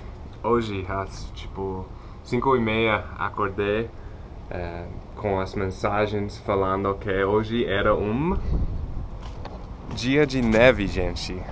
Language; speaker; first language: Portuguese; non-native, fluent; English